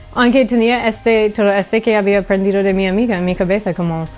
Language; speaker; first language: Spanish; non-native, fluent; English